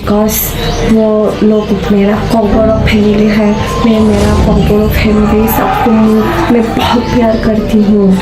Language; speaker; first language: Hindi; non-native, local second language; Kok Borok